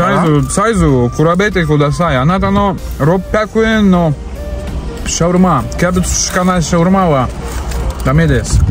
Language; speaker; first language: Japanese; non-native, learner; Russian